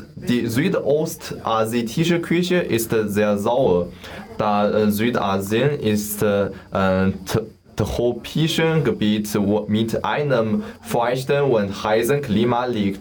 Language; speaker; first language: German; non-native, learner; Chinese